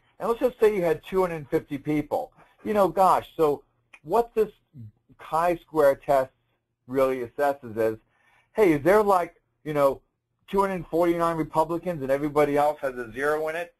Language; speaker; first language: English; native; English